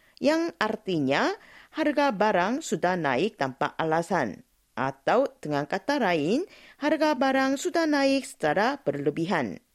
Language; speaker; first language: Indonesian; non-native, fluent; Korean